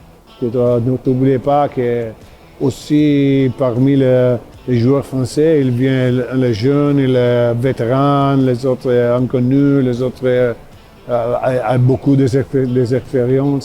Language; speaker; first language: French; non-native, fluent; Italian